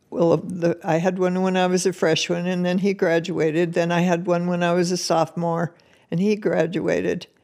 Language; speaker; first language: English; native; English